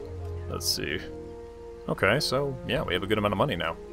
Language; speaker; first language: English; native; English